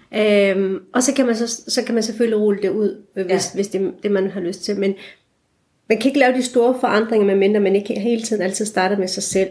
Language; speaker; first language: Danish; early bilingual, other home language; Turkish